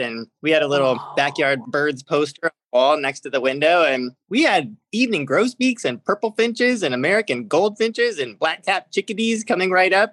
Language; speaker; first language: English; native; English